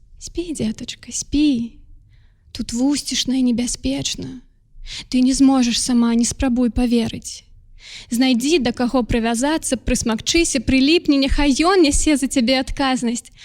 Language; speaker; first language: Belarusian; non-native, local second language; Russian